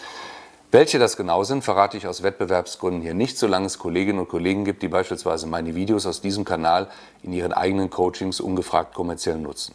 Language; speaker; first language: German; native; German